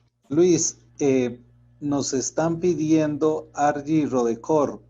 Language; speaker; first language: Spanish; native; Spanish